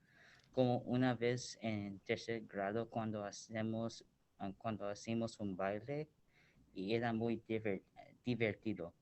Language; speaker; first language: Spanish; early bilingual, heritage; Spanish